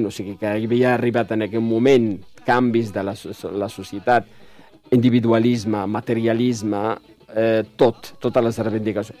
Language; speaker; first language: Catalan; non-native, fluent; Arabic